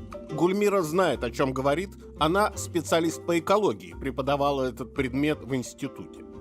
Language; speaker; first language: Russian; native; Russian